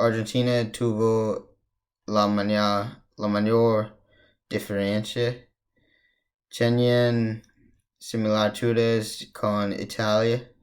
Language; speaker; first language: Spanish; non-native, learner; English